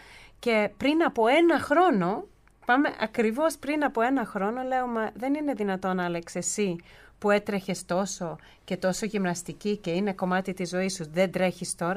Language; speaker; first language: Greek; early bilingual, heritage; Greek